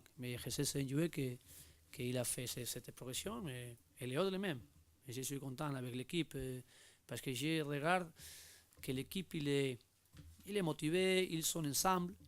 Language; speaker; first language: French; non-native, learner; Spanish